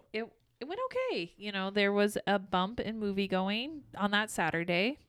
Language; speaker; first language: English; native; English